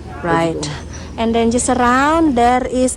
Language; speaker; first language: English; non-native, fluent; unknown